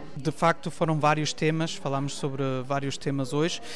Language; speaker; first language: Portuguese; early bilingual, heritage; Portuguese